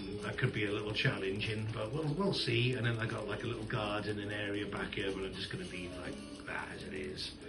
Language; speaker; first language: English; native; English